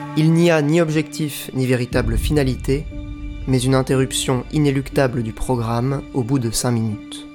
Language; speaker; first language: French; early bilingual, other home language; Turkish